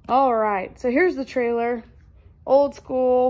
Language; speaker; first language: English; native; English